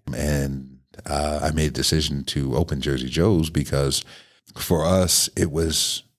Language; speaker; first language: English; native; English